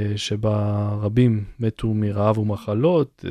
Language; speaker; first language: Hebrew; native; Hebrew